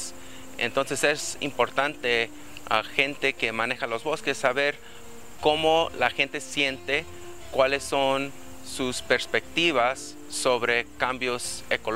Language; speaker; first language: Spanish; early bilingual, heritage; Spanish